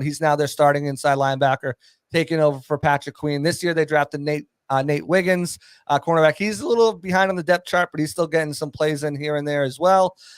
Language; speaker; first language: English; native; English